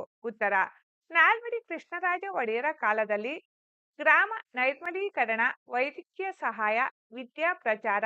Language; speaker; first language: Kannada; native; Kannada